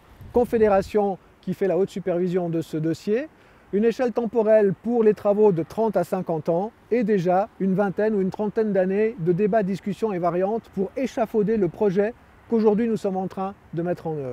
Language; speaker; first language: French; native; French